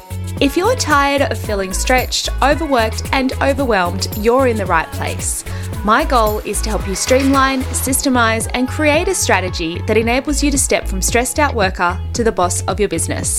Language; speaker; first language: English; native; English